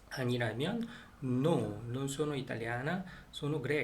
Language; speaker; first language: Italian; non-native, learner; Korean